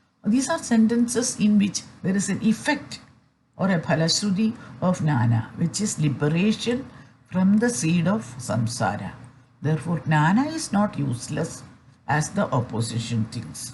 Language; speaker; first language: English; non-native, fluent; Malayalam